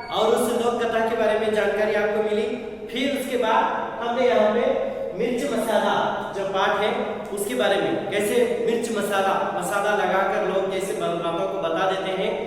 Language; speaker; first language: Hindi; non-native, local second language; Kannada